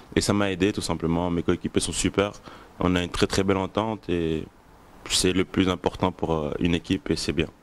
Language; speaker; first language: French; native; French